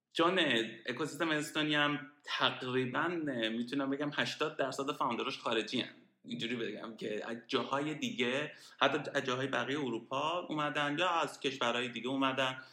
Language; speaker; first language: Persian; native; Persian